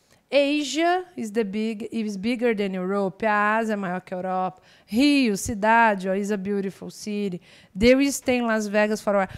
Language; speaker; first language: English; non-native, fluent; Portuguese